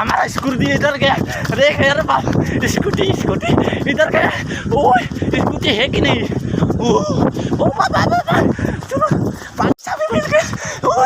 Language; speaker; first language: Hindi; non-native, local second language; Bodo